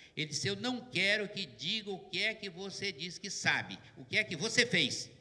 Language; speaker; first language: Portuguese; native; Portuguese